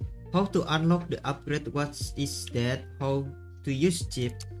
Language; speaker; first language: English; non-native, learner; Indonesian